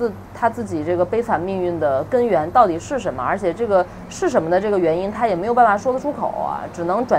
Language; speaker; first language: Chinese; native; Chinese